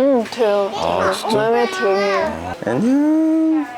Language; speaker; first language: Korean; non-native, learner; Thai